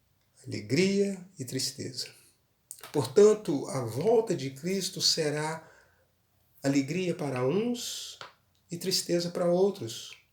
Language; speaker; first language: Portuguese; native; Portuguese